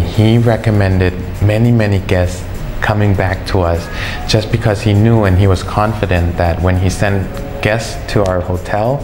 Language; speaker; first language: English; early bilingual, other home language; Thai